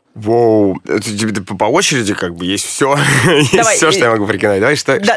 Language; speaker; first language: Russian; native; Russian